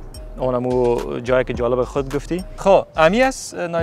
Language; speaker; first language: Persian; native; Persian